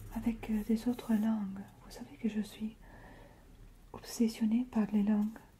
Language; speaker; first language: French; non-native, fluent; Italian